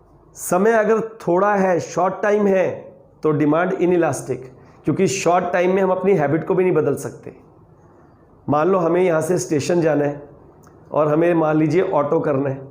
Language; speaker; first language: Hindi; native; Hindi